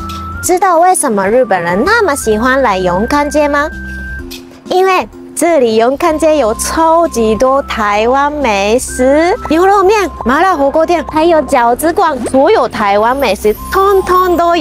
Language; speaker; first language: Chinese; non-native, fluent; Japanese